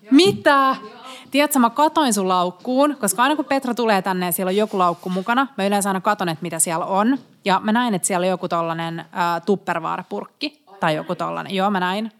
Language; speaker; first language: Finnish; native; Finnish